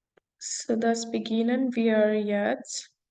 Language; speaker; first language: German; non-native, fluent; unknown